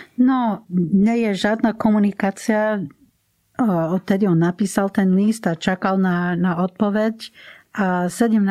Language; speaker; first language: Slovak; non-native, fluent; English